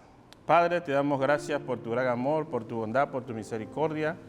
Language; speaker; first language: Spanish; native; Spanish